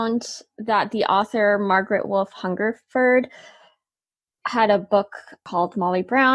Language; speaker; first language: English; native; English